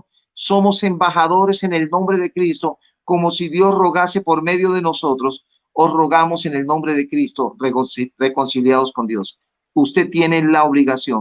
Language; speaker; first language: Spanish; native; Spanish